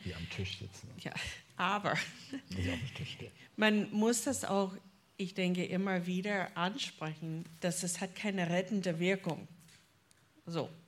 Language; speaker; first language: German; non-native, fluent; English